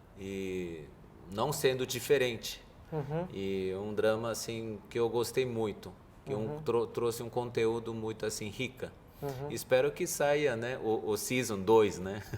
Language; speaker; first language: Portuguese; early bilingual, other home language; Korean